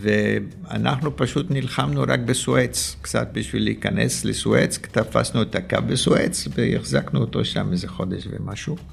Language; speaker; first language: Hebrew; early bilingual, other home language; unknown